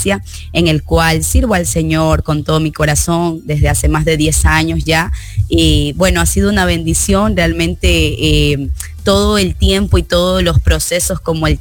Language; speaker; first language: Spanish; native; Spanish